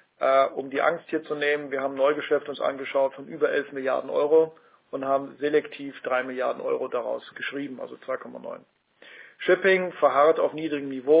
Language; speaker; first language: German; native; German